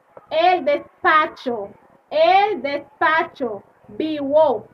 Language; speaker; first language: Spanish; non-native, fluent; Haitian Creole